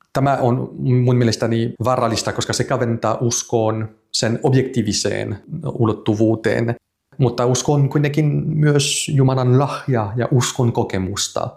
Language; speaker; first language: Finnish; non-native, fluent; French